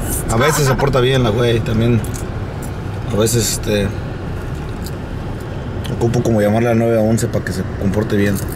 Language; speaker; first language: Spanish; early bilingual, other home language; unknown